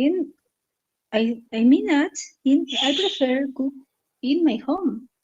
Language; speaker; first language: English; non-native, learner; Spanish